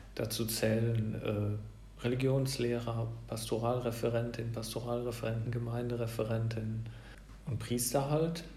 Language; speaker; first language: German; native; German